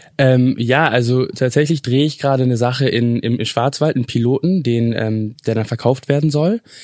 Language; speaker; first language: German; early bilingual, other home language; English